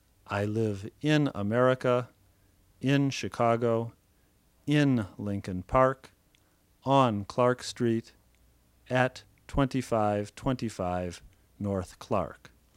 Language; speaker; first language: English; native; English